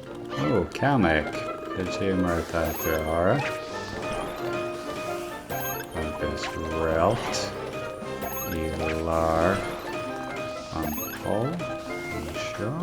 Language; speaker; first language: Irish; non-native, local second language; English